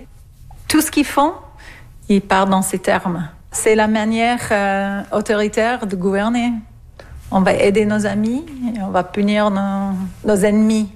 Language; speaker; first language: French; non-native, fluent; English